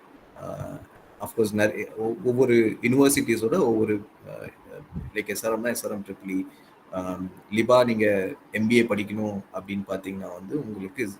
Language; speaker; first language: Tamil; native; Tamil